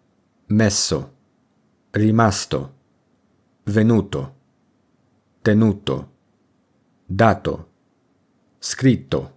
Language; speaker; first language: Italian; non-native, fluent; English